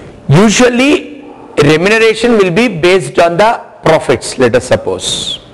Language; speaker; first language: English; non-native, local second language; Hindi